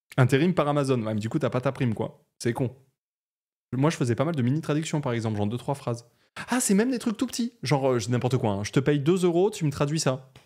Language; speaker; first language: French; native; French